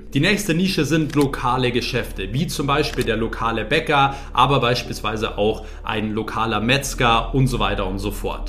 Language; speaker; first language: German; native; German